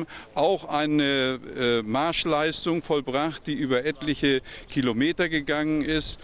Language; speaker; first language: German; native; German